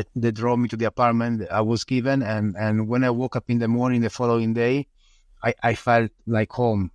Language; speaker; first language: English; non-native, fluent; Italian